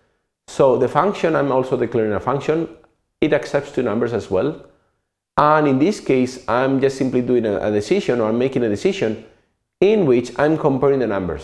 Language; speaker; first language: English; non-native, fluent; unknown